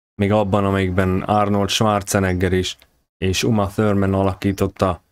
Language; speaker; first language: Hungarian; native; Hungarian